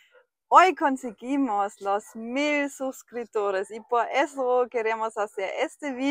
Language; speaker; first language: Spanish; non-native, fluent; German